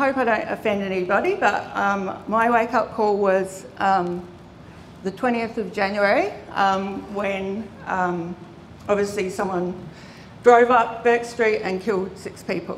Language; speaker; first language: English; native; English